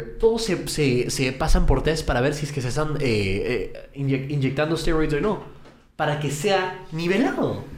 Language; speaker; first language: Spanish; early bilingual, heritage; Spanish